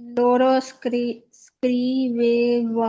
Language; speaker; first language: Italian; non-native, learner; Urdu